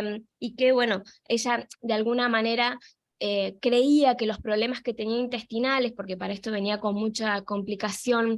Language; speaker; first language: Spanish; native; Spanish